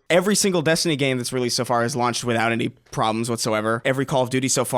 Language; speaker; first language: English; native; English